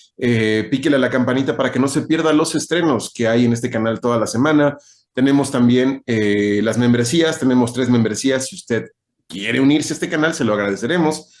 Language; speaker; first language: Spanish; native; Spanish